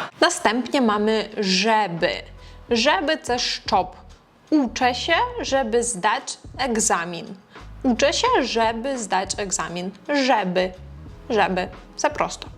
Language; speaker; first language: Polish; non-native, fluent; Ukrainian